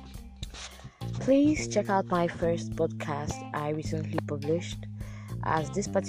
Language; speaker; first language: English; non-native, local second language; Igbo